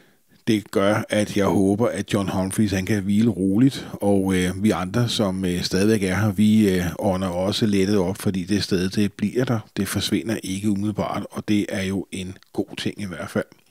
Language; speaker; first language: Danish; native; Danish